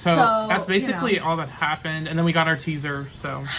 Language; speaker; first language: English; native; English